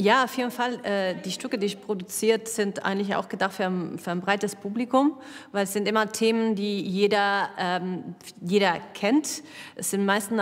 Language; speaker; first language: German; non-native, fluent; Spanish